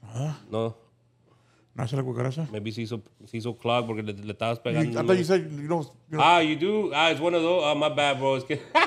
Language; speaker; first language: English; native; English